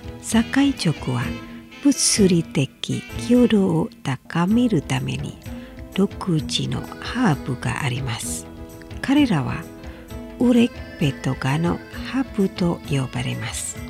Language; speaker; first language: Japanese; non-native, fluent; Indonesian